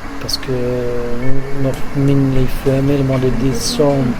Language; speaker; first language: French; non-native, fluent; English